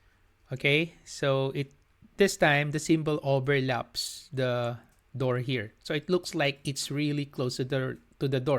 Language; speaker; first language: English; non-native, local second language; Filipino